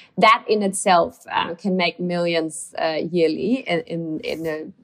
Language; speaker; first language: English; non-native, fluent; German